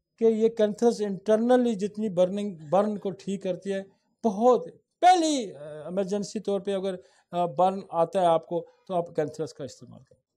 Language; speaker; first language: Urdu; non-native, local second language; Saraiki